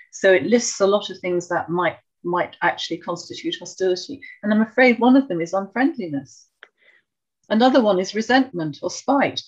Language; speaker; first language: English; native; English